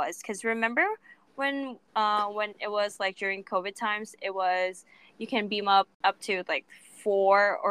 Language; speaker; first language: English; non-native, local second language; Cebuano